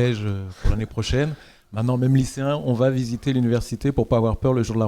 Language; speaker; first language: French; native; French